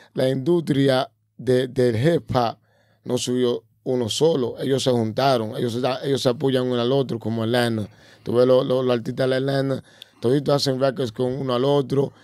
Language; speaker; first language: Spanish; early bilingual, heritage; Spanish